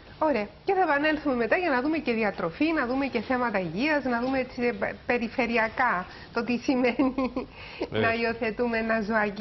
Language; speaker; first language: Greek; native; Greek